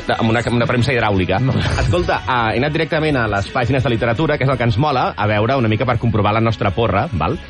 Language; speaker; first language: Catalan; native; Catalan